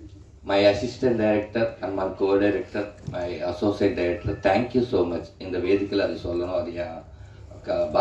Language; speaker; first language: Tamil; non-native, learner; Telugu